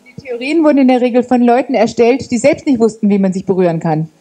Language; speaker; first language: German; native; German